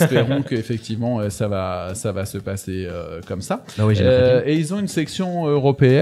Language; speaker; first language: French; native; French